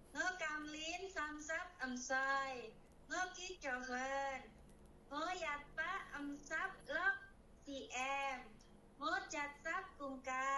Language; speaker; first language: Cantonese; non-native, learner; Indonesian